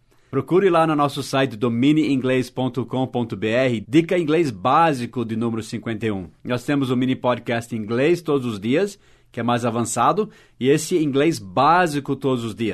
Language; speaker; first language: Portuguese; non-native, fluent; English